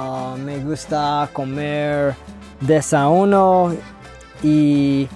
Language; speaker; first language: Spanish; non-native, learner; English